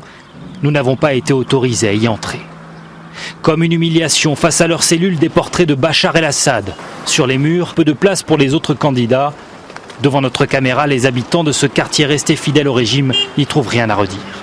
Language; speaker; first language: French; native; French